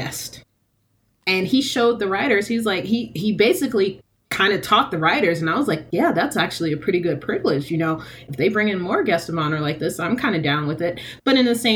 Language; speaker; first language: English; native; English